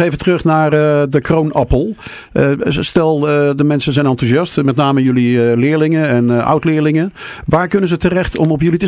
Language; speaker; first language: Dutch; native; Dutch